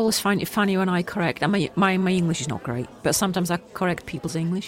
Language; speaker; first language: English; non-native, fluent; Swiss German